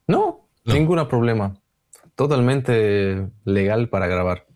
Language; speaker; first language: Spanish; non-native, learner; Russian